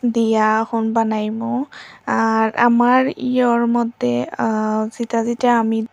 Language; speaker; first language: Bangla; non-native, local second language; Sylheti